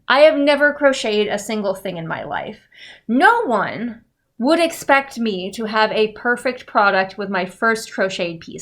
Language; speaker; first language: English; native; English